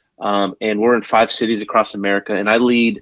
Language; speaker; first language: English; native; English